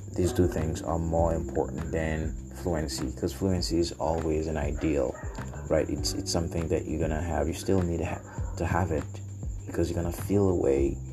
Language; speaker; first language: English; non-native, fluent; Haitian Creole